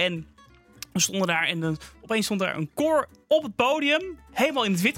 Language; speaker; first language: Dutch; native; Dutch